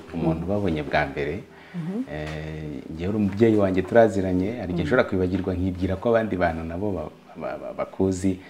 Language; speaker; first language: Kinyarwanda; native; Kinyarwanda